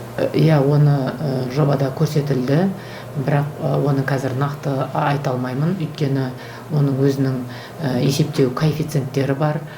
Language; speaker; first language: Kazakh; native; Kazakh